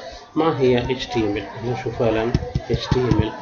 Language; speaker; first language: Arabic; non-native, learner; Urdu